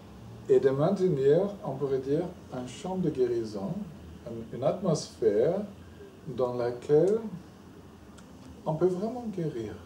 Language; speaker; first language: French; non-native, fluent; German